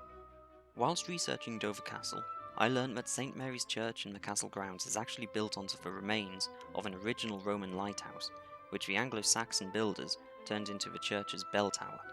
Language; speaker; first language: English; native; English